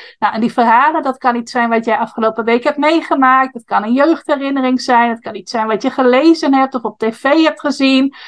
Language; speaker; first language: Dutch; native; Dutch